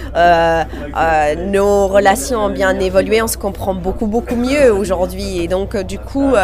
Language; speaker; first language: French; non-native, fluent; English